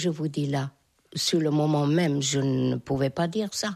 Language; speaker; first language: French; non-native, fluent; Hungarian